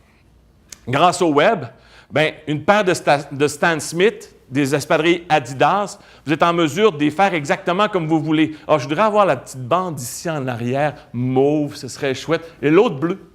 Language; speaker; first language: French; native; French